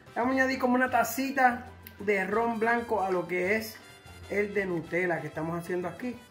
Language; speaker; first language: Spanish; early bilingual, heritage; Spanish